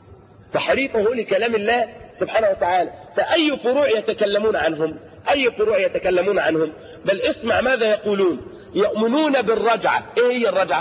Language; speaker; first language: Arabic; native; Arabic